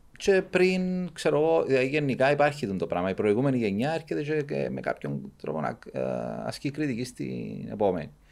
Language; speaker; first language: Greek; native; Greek